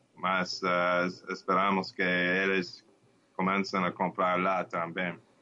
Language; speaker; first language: Portuguese; non-native, learner; Spanish